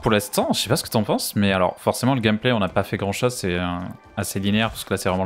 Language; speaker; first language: French; native; French